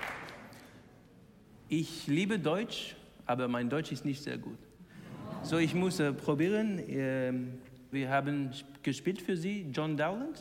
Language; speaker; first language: German; non-native, learner; English